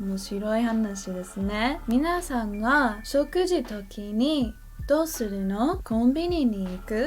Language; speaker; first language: Japanese; non-native, fluent; English